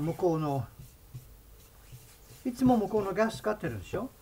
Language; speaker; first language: Japanese; non-native, fluent; English